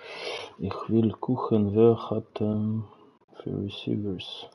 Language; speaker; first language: German; non-native, learner; Russian